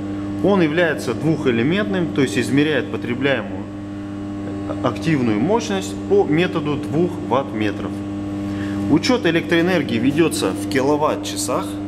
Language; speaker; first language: Russian; native; Russian